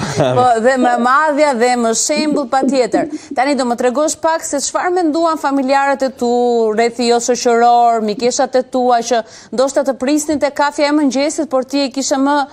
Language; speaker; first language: Albanian; native; Albanian